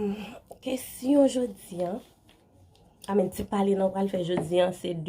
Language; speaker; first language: French; non-native, learner; Haitian Creole